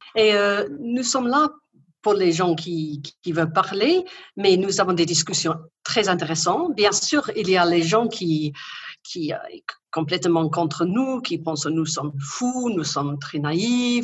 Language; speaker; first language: French; non-native, learner; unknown